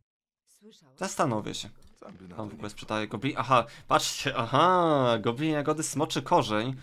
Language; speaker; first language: Polish; native; Polish